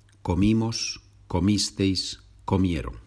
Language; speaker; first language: Spanish; non-native, fluent; English